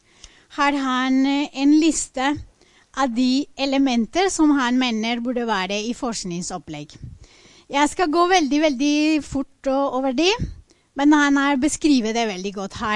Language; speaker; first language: Norwegian; non-native, fluent; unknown